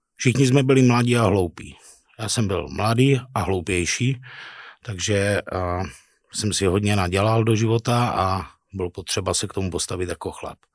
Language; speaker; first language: Czech; native; Czech